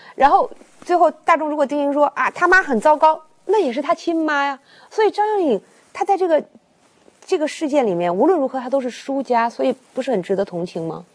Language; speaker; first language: Chinese; native; Chinese